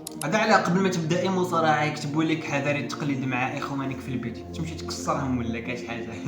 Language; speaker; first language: Arabic; native; Arabic